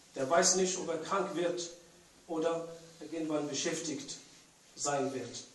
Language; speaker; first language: German; non-native, fluent; Arabic